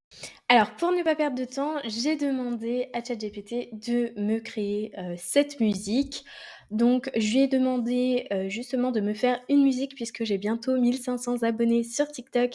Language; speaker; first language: French; native; French